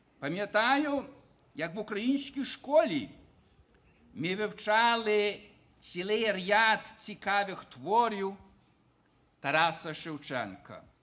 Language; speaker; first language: Ukrainian; early bilingual, heritage; Ukrainian